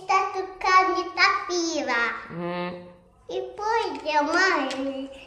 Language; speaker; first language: Italian; early bilingual, other home language; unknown